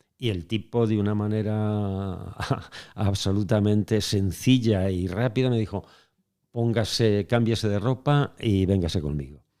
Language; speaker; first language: Spanish; native; Spanish